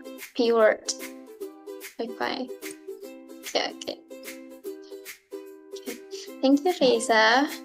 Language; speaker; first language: English; non-native, learner; Indonesian